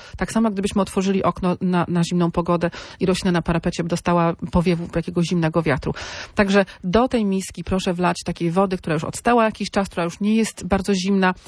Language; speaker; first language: Polish; native; Polish